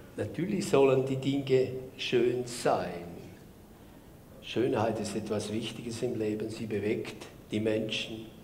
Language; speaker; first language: German; non-native, local second language; Romansh